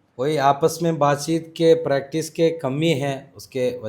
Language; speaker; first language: Hindi; non-native, local second language; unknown